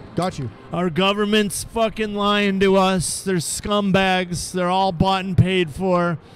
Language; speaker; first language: English; native; English